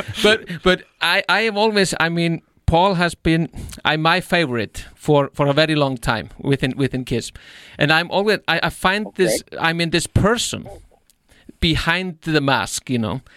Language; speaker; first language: English; non-native, fluent; Icelandic